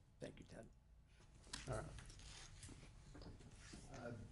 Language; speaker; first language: English; native; English